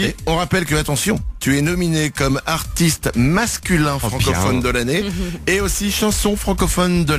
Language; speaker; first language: French; native; French